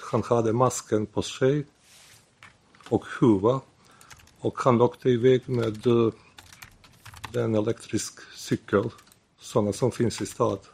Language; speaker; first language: Swedish; non-native, learner; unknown